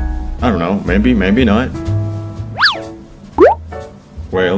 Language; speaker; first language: English; non-native, fluent; Indonesian